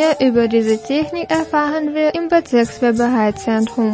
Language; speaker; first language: German; non-native, fluent; Russian